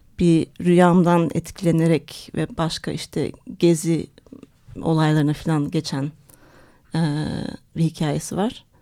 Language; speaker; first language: Turkish; early bilingual, heritage; Turkish